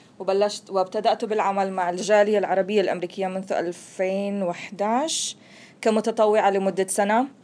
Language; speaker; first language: Arabic; native; Arabic